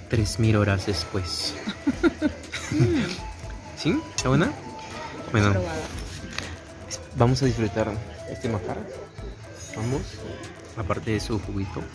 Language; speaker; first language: Spanish; native; Spanish